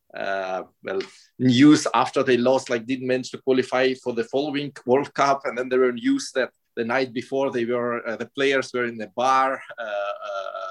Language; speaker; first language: English; non-native, fluent; Russian